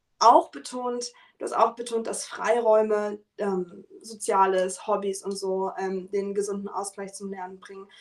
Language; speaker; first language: German; native; German